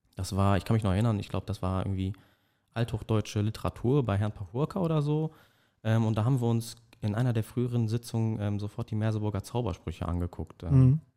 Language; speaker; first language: German; native; German